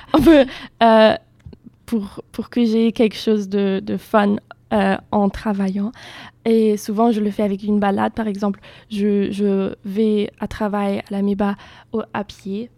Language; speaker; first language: French; non-native, fluent; German